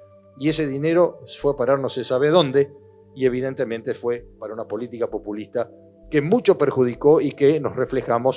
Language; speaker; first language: Spanish; native; Spanish